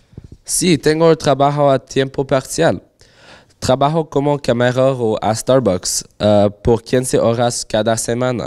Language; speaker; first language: Spanish; non-native, learner; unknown